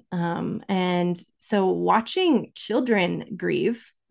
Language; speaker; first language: English; native; English